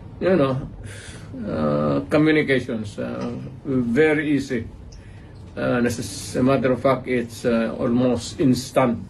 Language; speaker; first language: English; non-native, local second language; Cebuano